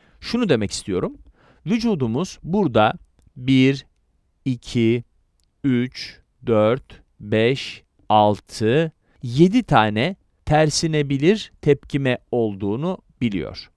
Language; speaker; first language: Turkish; native; Turkish